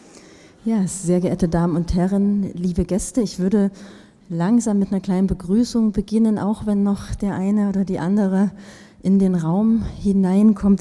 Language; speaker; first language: German; native; German